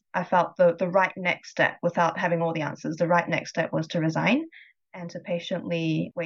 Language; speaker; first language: English; non-native, local second language; Cantonese